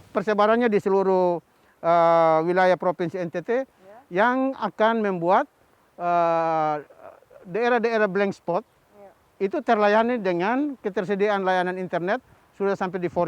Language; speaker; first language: Indonesian; native; Indonesian